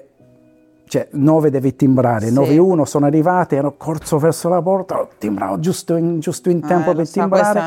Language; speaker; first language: Italian; non-native, fluent; English